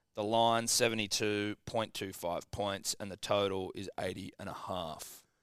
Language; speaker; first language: English; native; English